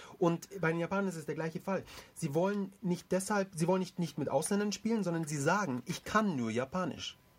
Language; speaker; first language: German; early bilingual, other home language; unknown